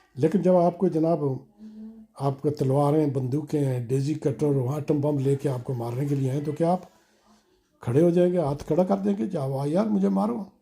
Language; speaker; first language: Urdu; native; Urdu